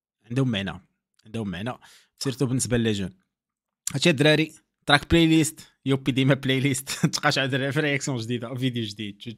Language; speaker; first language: Arabic; native; Arabic